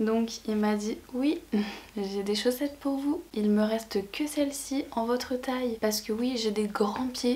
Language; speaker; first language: French; native; French